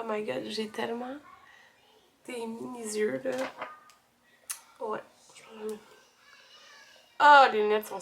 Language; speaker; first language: French; native; French